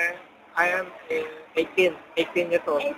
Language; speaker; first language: English; non-native, learner; Indonesian